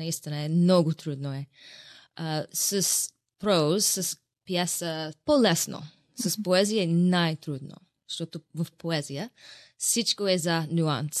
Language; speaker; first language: Bulgarian; non-native, learner; English